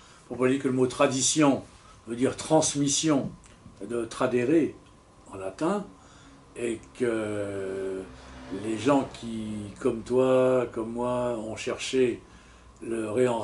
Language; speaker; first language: French; native; French